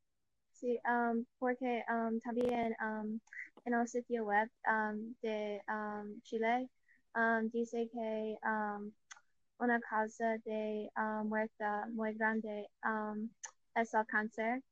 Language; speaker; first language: Spanish; non-native, learner; English